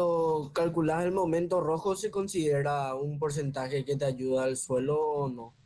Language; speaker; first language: Spanish; native; Spanish